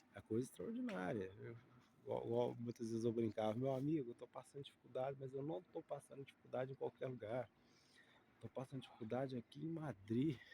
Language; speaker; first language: Portuguese; native; Portuguese